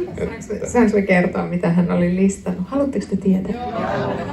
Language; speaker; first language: Finnish; native; Finnish